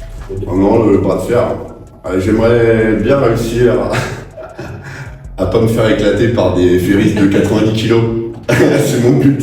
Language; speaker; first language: French; native; French